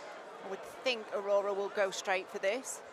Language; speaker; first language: English; native; English